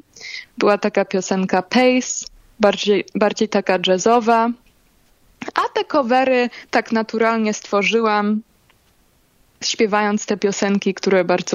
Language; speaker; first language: Polish; early bilingual, heritage; Polish